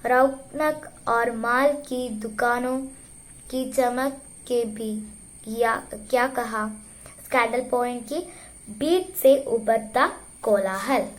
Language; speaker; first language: Hindi; non-native, local second language; Malayalam